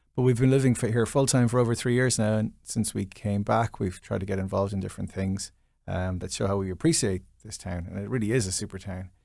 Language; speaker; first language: English; native; English